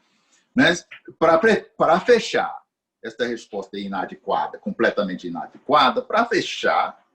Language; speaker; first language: Portuguese; non-native, fluent; English